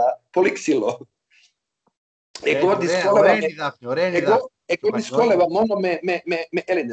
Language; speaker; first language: Greek; non-native, learner; Serbian